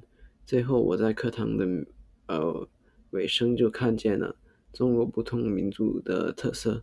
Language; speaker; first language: Chinese; non-native, local second language; Cantonese